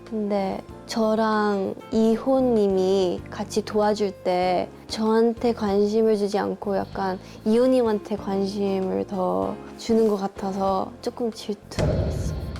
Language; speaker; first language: Korean; non-native, fluent; Chinese